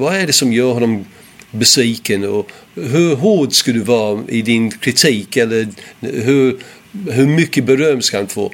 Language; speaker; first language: Swedish; non-native, fluent; English